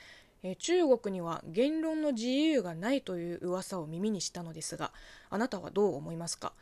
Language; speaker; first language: Japanese; non-native, fluent; Chinese